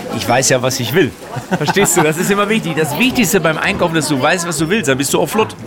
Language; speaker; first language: German; native; German